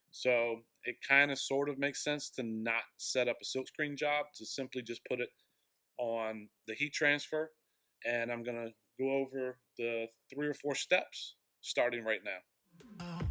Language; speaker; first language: English; native; English